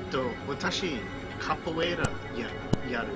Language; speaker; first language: Japanese; non-native, learner; English